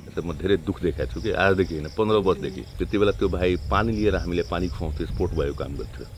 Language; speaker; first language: Nepali; non-native, local second language; Maithili